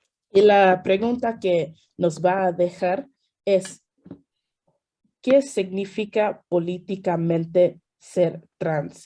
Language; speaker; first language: Spanish; non-native, fluent; English